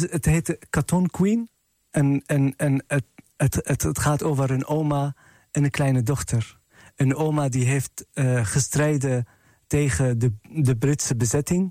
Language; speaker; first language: Dutch; non-native, fluent; Arabic